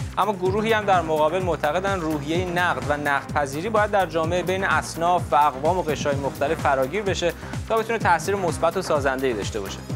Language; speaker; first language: Persian; native; Persian